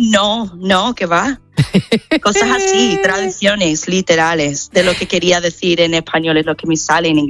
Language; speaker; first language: Spanish; non-native, fluent; English